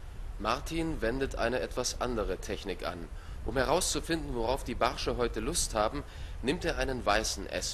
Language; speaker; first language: German; native; German